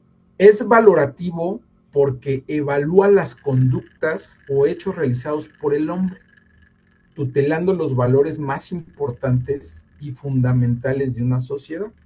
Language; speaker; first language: Spanish; native; Spanish